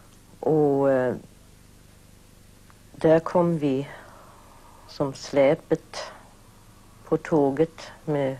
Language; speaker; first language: Swedish; early bilingual, other home language; German